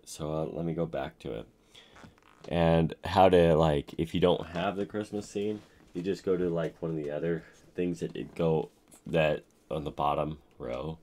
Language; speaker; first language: English; native; English